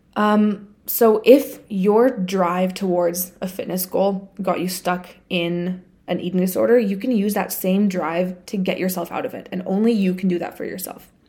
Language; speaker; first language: English; non-native, fluent; Bulgarian